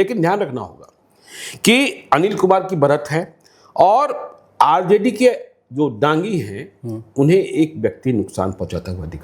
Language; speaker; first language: Hindi; native; Hindi